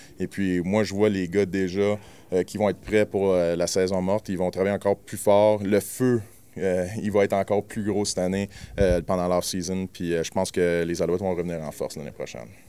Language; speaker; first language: French; native; French